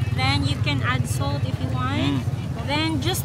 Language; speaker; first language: English; non-native, local second language; Cebuano